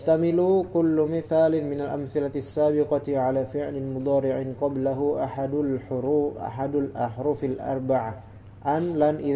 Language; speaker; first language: Arabic; non-native, fluent; Indonesian